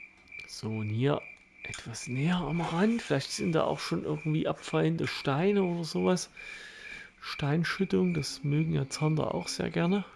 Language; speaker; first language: German; native; German